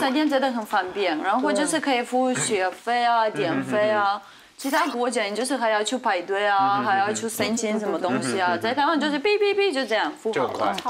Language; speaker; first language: Chinese; non-native, fluent; French